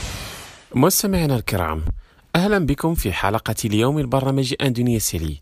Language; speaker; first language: Arabic; non-native, fluent; Indonesian